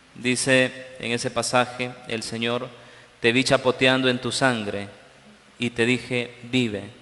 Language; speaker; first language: Spanish; native; Spanish